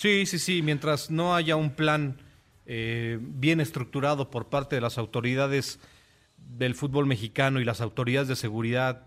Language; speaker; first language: Spanish; native; Spanish